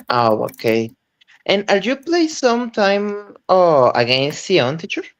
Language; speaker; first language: English; non-native, learner; Spanish